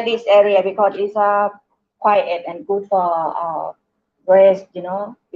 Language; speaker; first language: English; non-native, learner; Thai